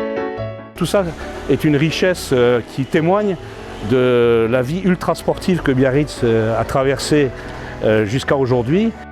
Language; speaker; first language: French; native; French